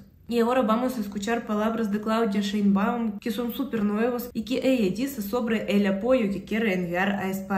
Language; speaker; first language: Spanish; non-native, fluent; Russian